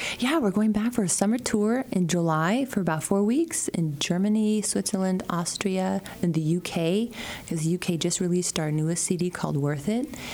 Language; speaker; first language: English; early bilingual, other home language; Spanish